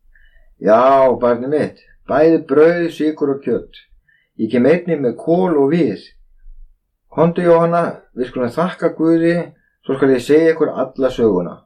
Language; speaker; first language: Icelandic; native; Icelandic